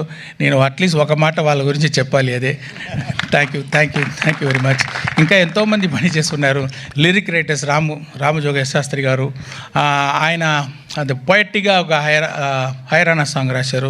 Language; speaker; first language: Telugu; non-native, local second language; Tamil